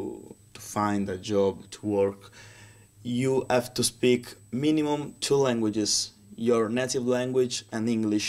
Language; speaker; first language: English; non-native, learner; Italian